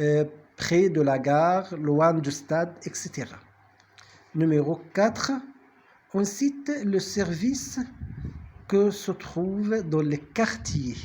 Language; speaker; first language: French; non-native, fluent; Arabic